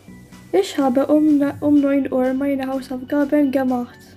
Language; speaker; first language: German; non-native, learner; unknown